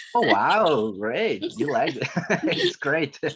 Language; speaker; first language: English; non-native, learner; Spanish